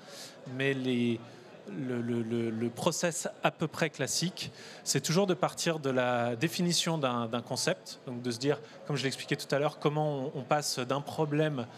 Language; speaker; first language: French; native; French